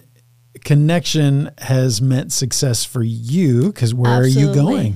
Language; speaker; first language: English; native; English